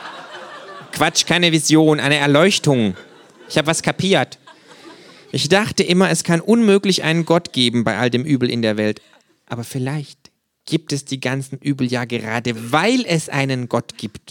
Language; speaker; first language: German; native; German